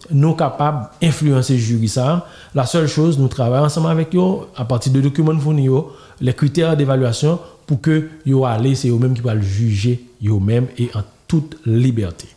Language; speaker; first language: French; non-native, local second language; Haitian Creole